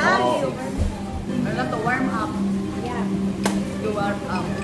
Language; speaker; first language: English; non-native, local second language; Filipino